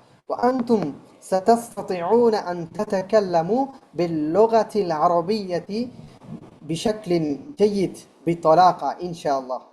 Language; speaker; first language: Arabic; non-native, fluent; Bangla